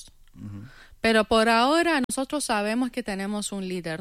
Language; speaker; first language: Spanish; non-native, fluent; Persian